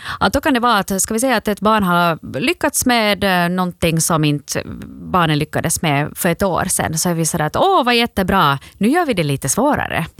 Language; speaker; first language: Swedish; native; Swedish